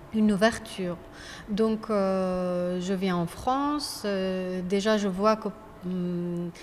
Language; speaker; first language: French; non-native, fluent; Persian